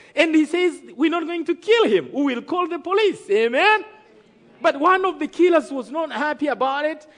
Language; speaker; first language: English; non-native, local second language; Kinyarwanda